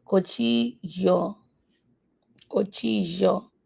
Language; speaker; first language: Spanish; non-native, learner; English